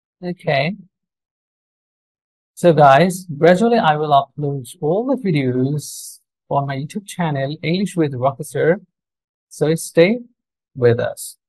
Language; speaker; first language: English; non-native, local second language; Bangla